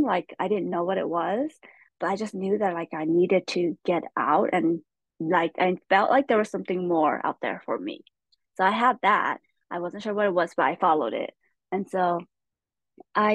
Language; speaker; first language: English; early bilingual, other home language; Hmong